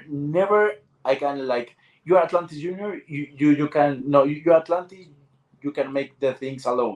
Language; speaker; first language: English; non-native, learner; Spanish